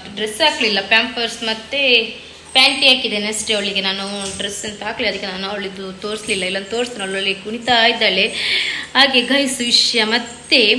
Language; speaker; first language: Kannada; non-native, local second language; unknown